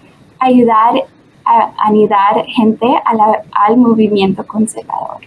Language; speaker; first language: Spanish; early bilingual, heritage; Spanish